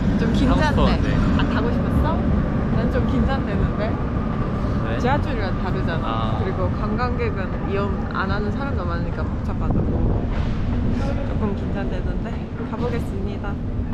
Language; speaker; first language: Korean; non-native, fluent; Japanese